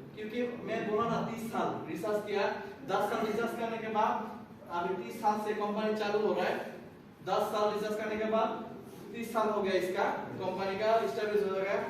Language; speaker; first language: Hindi; non-native, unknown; Bangla